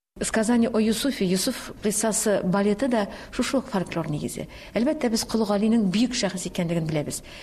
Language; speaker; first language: Tatar; native; Tatar